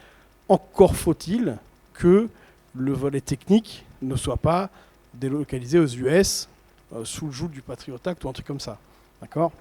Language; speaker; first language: French; native; French